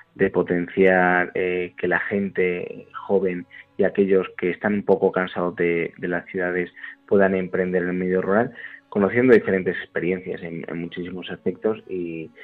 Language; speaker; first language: Spanish; native; Spanish